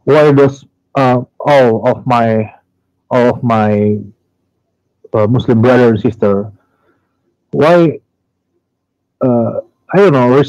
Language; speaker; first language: English; non-native, learner; Indonesian